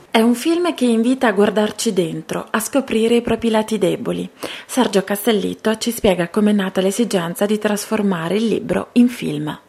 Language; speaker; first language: Italian; native; Italian